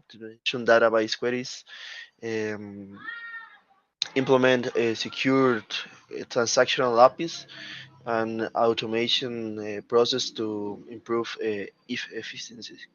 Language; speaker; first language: English; non-native, learner; Spanish